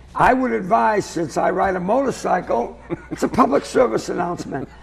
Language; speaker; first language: English; native; English